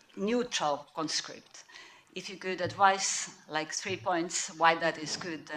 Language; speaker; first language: English; non-native, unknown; Estonian